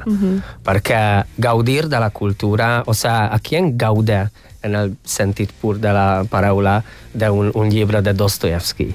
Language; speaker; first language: Catalan; non-native, fluent; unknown